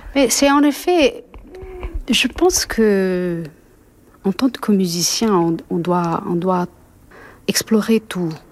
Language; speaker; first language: French; non-native, fluent; Italian